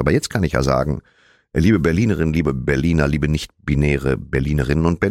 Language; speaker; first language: German; native; German